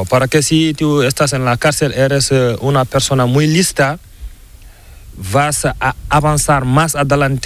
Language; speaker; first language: Spanish; non-native, learner; Fula